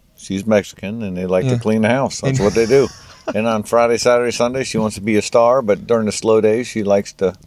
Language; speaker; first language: English; native; English